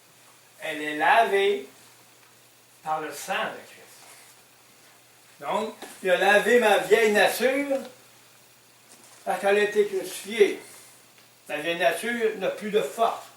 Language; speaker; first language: French; native; French